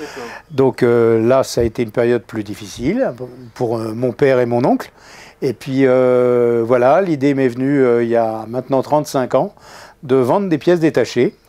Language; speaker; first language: French; native; French